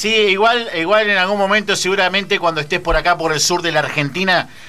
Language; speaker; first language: Spanish; native; Spanish